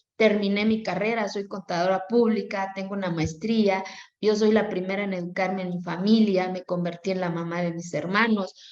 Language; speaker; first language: Spanish; non-native, local second language; Zapotec